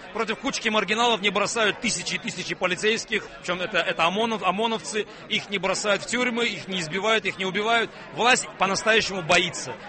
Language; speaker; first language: Russian; native; Russian